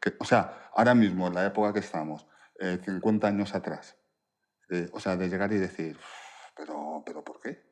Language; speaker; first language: Spanish; early bilingual, other home language; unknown